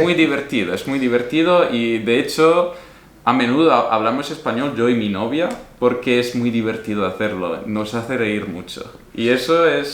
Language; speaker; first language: Spanish; non-native, fluent; Italian